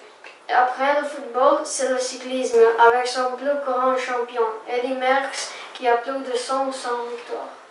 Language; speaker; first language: French; non-native, learner; Croatian